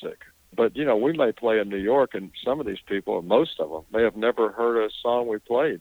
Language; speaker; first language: English; native; English